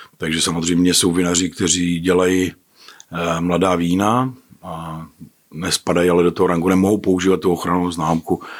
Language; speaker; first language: Czech; native; Czech